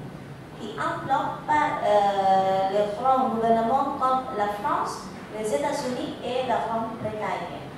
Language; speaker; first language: French; non-native, fluent; Indonesian